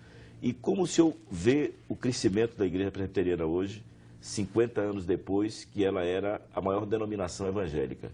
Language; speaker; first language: Portuguese; native; Portuguese